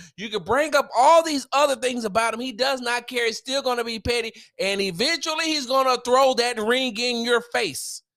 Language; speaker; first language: English; native; English